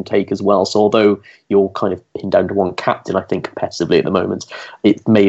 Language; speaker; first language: English; native; English